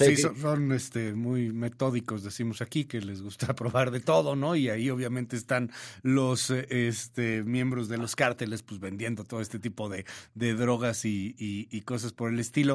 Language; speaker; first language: Spanish; native; Spanish